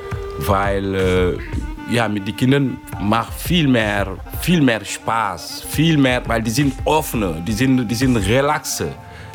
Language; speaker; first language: German; non-native, fluent; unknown